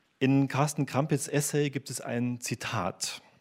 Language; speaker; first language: German; native; German